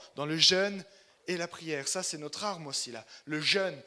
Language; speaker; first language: French; native; French